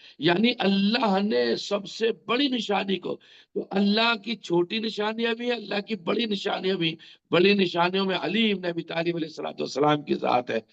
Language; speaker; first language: Urdu; native; Urdu